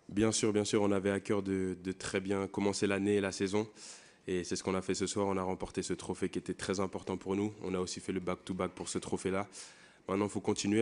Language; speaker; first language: French; native; French